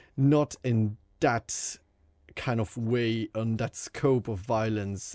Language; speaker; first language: English; non-native, fluent; French